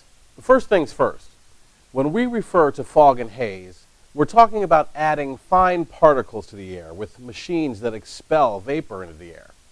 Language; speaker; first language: English; native; English